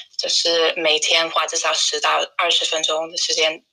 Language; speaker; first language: Chinese; non-native, fluent; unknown